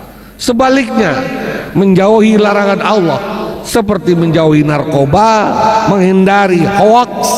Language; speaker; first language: Indonesian; native; Indonesian